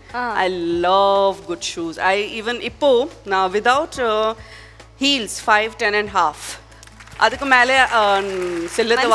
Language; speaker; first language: Tamil; non-native, learner; Gujarati